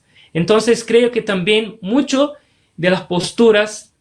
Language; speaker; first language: Spanish; non-native, fluent; Portuguese